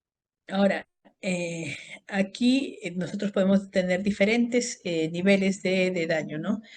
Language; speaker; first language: Spanish; native; Spanish